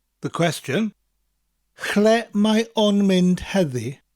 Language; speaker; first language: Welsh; non-native, fluent; English